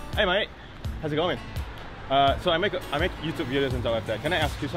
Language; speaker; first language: English; non-native, fluent; Indonesian